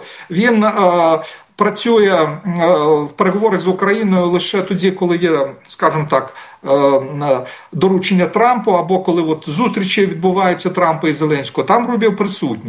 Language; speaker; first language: Ukrainian; native; Ukrainian